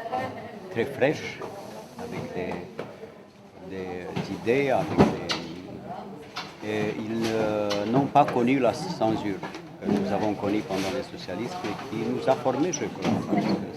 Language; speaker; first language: French; non-native, fluent; Romanian